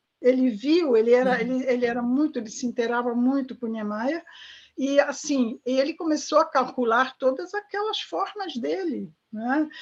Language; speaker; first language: Portuguese; non-native, fluent; Italian